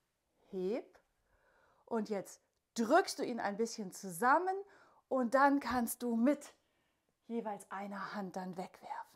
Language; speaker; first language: German; native; German